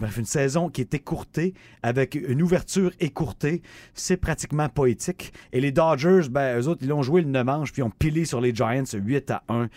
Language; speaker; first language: French; native; French